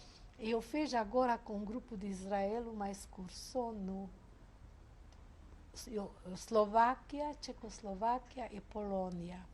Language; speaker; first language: Portuguese; non-native, fluent; Hungarian